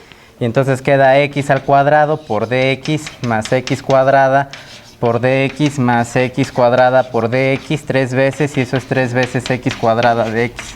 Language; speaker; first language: Spanish; native; Spanish